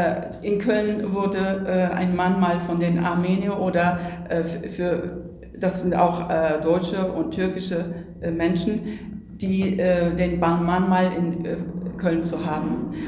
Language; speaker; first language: German; non-native, fluent; Turkish